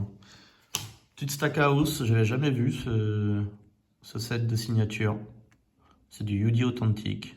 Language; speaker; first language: French; native; French